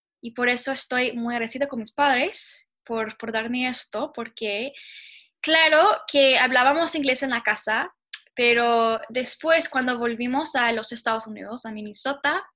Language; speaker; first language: Spanish; non-native, fluent; English